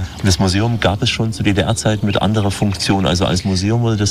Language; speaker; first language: German; native; German